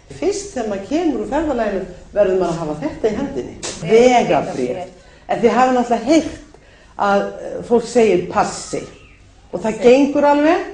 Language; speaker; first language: Icelandic; native; Icelandic